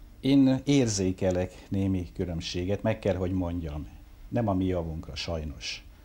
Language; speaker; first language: Hungarian; native; Hungarian